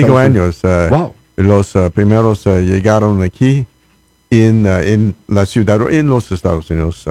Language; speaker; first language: Spanish; non-native, learner; English